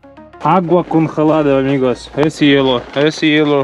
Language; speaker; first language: Spanish; non-native, fluent; Russian